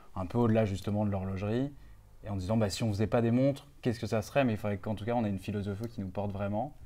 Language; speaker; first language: French; native; French